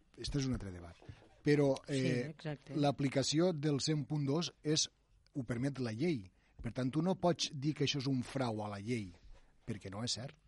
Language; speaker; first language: Catalan; native; Catalan